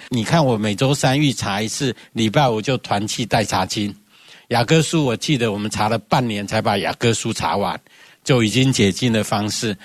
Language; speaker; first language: Chinese; non-native, local second language; Hakka Chinese